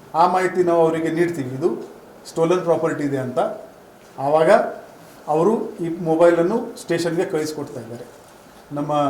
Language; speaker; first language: Kannada; non-native, fluent; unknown